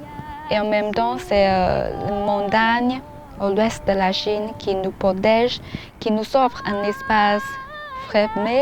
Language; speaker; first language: French; non-native, learner; Chinese